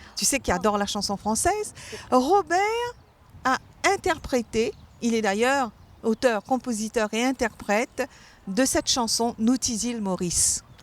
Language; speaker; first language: French; non-native, local second language; Morisyen